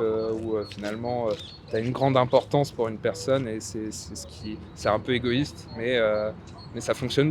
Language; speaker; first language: French; native; French